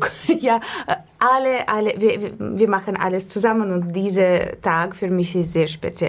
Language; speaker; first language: German; non-native, fluent; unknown